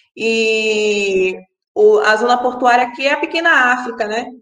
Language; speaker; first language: Portuguese; native; Portuguese